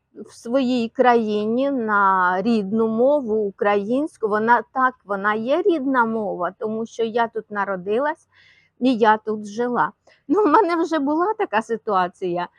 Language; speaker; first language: Ukrainian; non-native, local second language; Russian